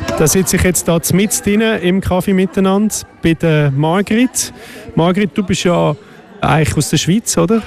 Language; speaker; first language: German; native; German